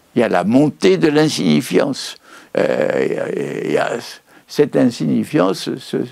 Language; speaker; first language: French; native; French